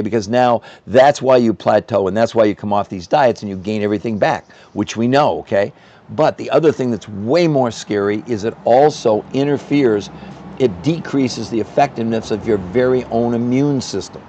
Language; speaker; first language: English; native; English